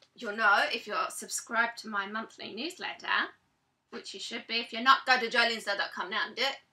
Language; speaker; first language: English; native; English